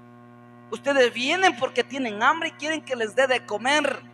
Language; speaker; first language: Spanish; native; Spanish